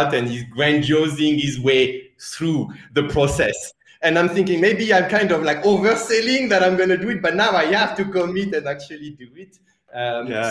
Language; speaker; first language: English; non-native, fluent; French